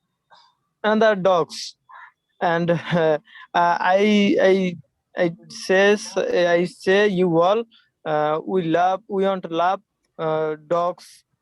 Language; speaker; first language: English; non-native, learner; Hindi